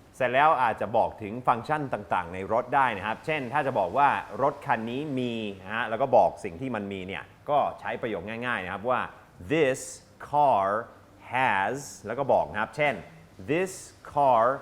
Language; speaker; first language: Thai; native; Thai